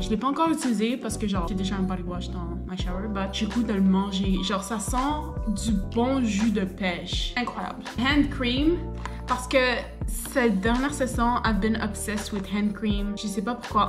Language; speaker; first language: French; native; French